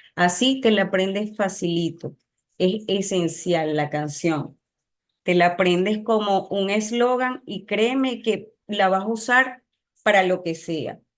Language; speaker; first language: Spanish; native; Spanish